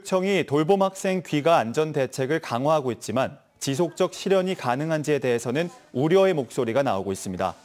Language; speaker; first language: Korean; native; Korean